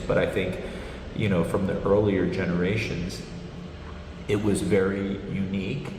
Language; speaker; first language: English; native; English